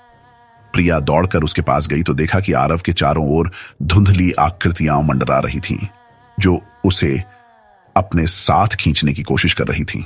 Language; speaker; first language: Hindi; native; Hindi